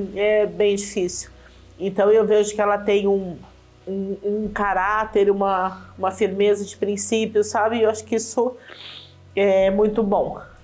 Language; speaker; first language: Portuguese; native; Portuguese